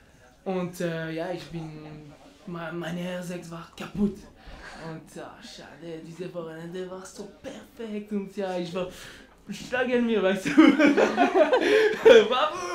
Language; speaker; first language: German; non-native, learner; French